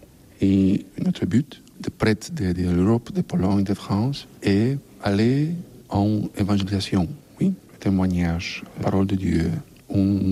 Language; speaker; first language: French; non-native, learner; Polish